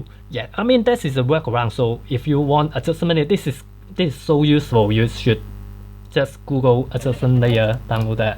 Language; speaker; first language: English; non-native, fluent; Cantonese